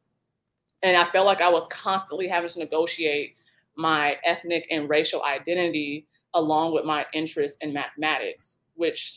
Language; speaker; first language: English; native; English